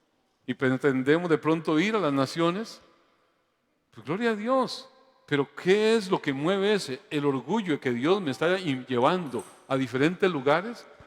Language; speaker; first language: Spanish; native; Spanish